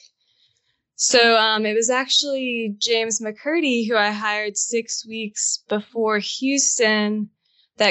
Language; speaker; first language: English; native; English